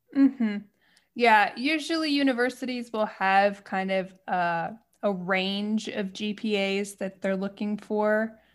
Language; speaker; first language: English; native; English